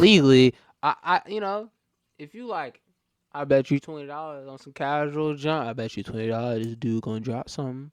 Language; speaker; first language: English; native; English